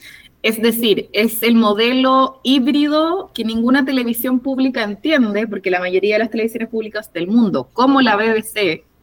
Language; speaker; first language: Spanish; native; Spanish